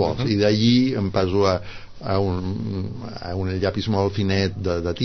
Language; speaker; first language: Catalan; non-native, fluent; Spanish